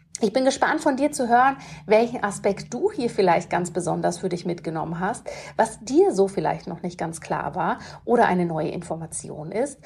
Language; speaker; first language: German; native; German